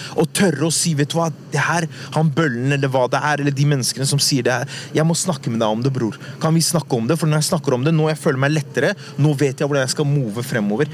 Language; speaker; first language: Norwegian; early bilingual, other home language; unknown